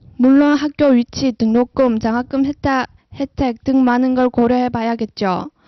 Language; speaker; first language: Korean; non-native, fluent; Chinese